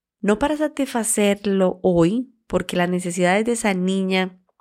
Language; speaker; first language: Spanish; native; Spanish